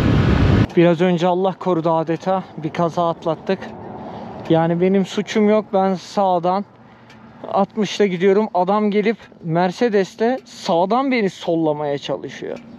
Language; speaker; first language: Turkish; native; Turkish